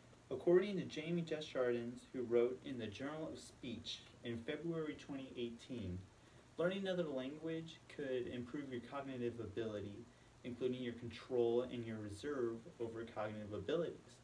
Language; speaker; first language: English; native; English